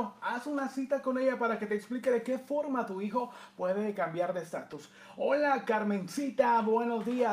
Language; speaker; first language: Spanish; native; Spanish